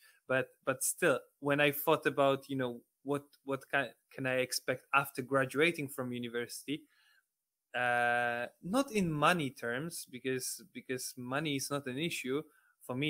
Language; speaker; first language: English; non-native, fluent; Polish